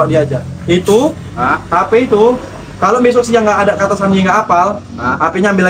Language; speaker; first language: Malay; native; Malay